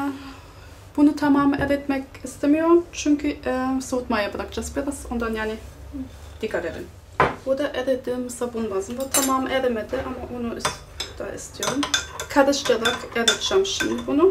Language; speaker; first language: Turkish; non-native, fluent; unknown